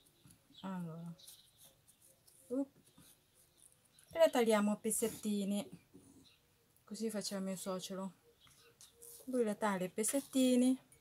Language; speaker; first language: Italian; non-native, learner; Thai